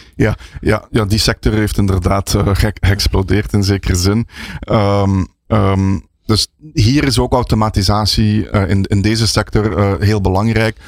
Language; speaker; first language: Dutch; native; Dutch